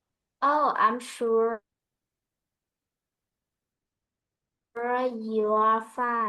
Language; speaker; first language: English; non-native, learner; Vietnamese